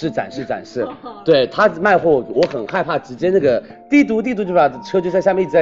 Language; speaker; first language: Chinese; native; Chinese